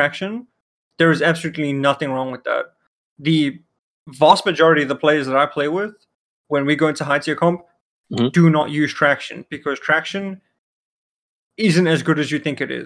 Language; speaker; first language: English; non-native, local second language; Afrikaans